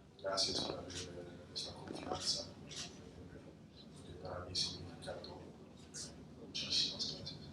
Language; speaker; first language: Spanish; non-native, fluent; English